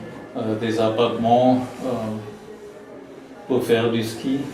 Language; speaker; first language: French; non-native, learner; German